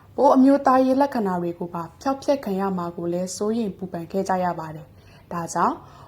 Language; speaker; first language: Burmese; non-native, local second language; Pa'o Karen